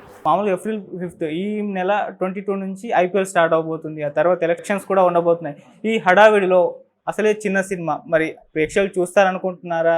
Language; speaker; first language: Telugu; native; Telugu